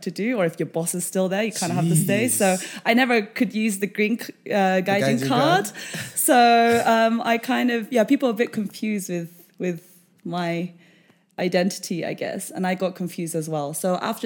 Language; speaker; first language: English; non-native, local second language; Japanese